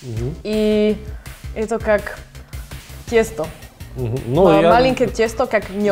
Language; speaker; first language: Russian; non-native, learner; Slovak